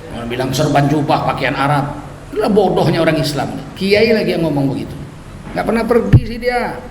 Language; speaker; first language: Indonesian; native; Indonesian